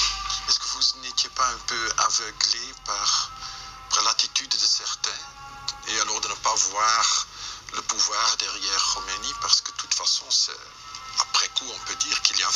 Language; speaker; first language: French; non-native, local second language; Dutch